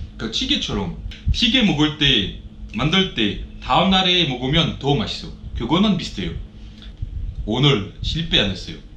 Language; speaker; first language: Korean; non-native, learner; French